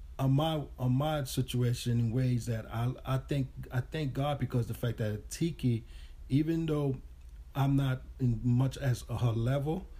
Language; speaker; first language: English; early bilingual, other home language; Haitian Creole